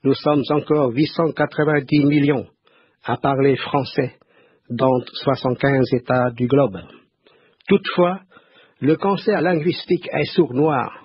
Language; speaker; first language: French; non-native, fluent; Khmer